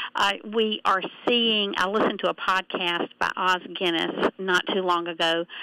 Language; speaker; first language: English; native; English